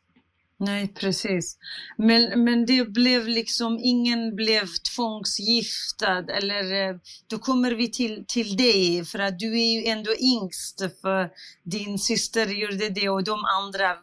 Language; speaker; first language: Swedish; non-native, fluent; Central Kurdish